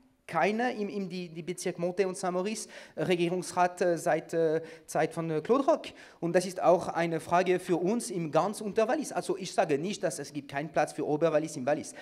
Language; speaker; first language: German; non-native, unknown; French